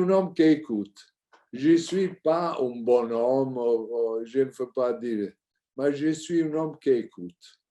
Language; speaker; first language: French; non-native, learner; Italian